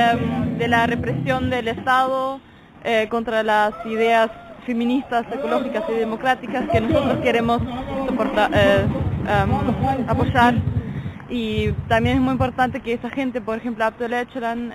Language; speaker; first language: Spanish; non-native, learner; German